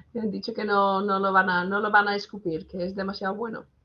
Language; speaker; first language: Spanish; non-native, fluent; English